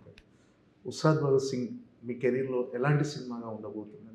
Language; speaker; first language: Telugu; native; Telugu